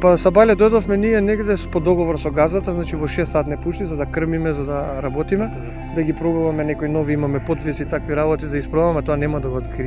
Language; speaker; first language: Macedonian; native; Macedonian